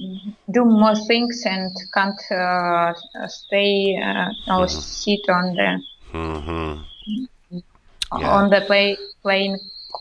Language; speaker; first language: English; non-native, learner; Russian